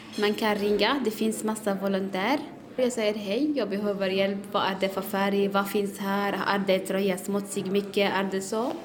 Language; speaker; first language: Swedish; non-native, learner; Arabic